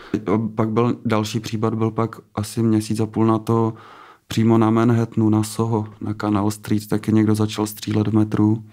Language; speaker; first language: Czech; native; Czech